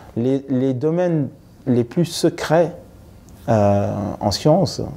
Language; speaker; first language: French; non-native, local second language; Wolof